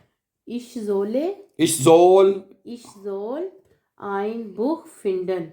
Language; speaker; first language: German; non-native, learner; Hindi